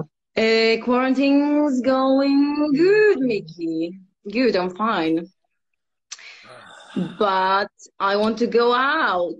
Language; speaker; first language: English; non-native, fluent; Polish